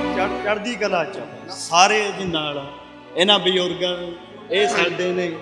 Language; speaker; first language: Punjabi; native; Punjabi